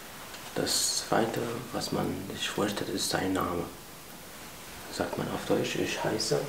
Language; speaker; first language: German; non-native, fluent; Arabic